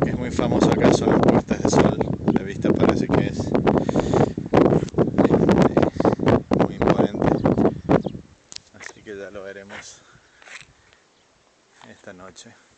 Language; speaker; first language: Spanish; native; Spanish